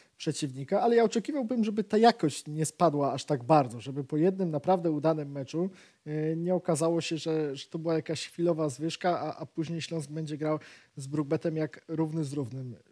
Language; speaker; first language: Polish; native; Polish